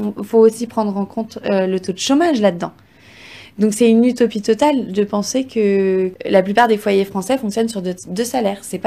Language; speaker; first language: French; native; French